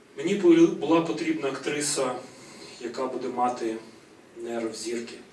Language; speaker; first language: Ukrainian; native; Ukrainian